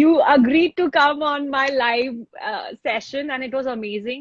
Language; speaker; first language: English; non-native, local second language; Hindi